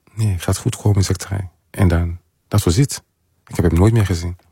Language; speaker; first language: Dutch; non-native, learner; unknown